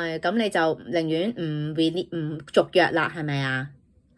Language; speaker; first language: Cantonese; native; Cantonese